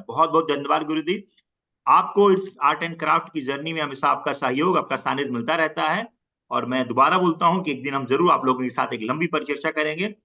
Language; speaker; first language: Hindi; native; Hindi